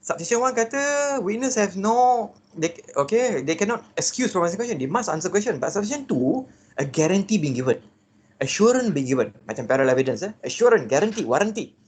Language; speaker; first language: English; non-native, local second language; Malay